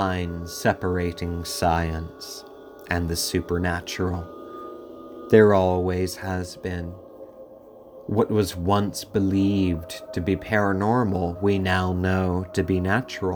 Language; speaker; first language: English; native; English